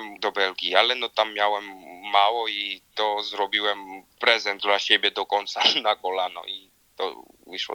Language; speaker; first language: Polish; non-native, learner; Georgian